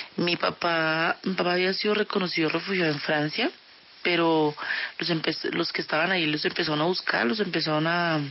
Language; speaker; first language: Spanish; early bilingual, other home language; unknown